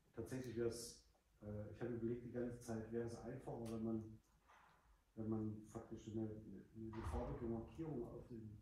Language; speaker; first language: German; native; German